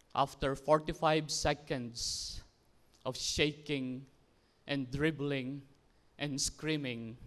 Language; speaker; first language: English; non-native, local second language; Filipino